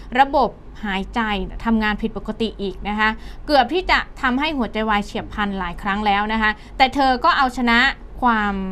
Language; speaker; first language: Thai; native; Thai